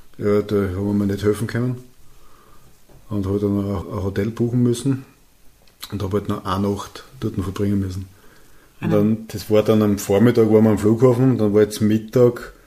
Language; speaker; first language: German; native; German